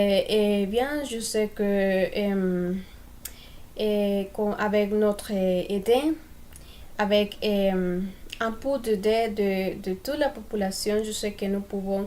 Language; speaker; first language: French; non-native, learner; Spanish